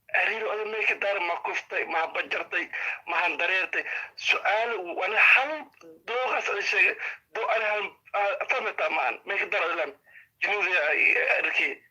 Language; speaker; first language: Somali; non-native, local second language; Maay